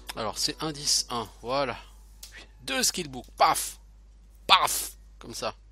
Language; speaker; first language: French; native; French